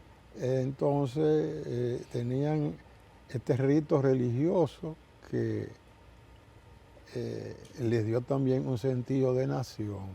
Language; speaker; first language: Spanish; native; Spanish